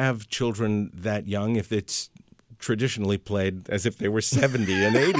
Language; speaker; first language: English; early bilingual, other home language; Spanish